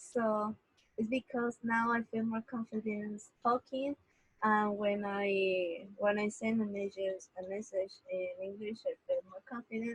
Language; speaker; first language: English; non-native, learner; Spanish